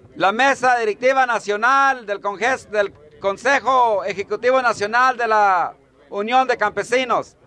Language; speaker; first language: Spanish; early bilingual, heritage; Spanish